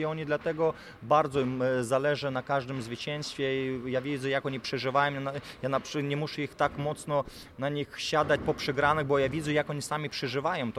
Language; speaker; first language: Polish; non-native, fluent; Lithuanian